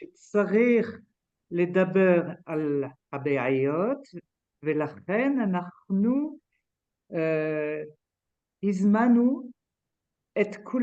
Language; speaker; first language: Hebrew; non-native, learner; French